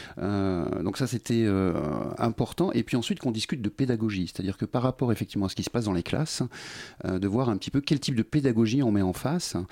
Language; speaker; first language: French; native; French